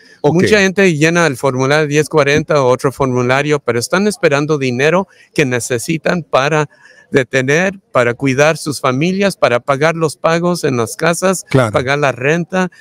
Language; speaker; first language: Spanish; early bilingual, heritage; Spanish